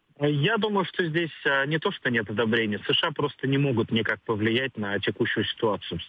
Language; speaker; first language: Russian; native; Russian